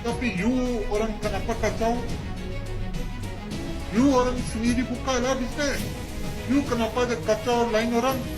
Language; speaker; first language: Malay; non-native, learner; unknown